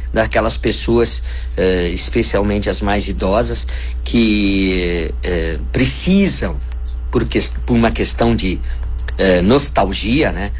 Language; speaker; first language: Portuguese; non-native, local second language; German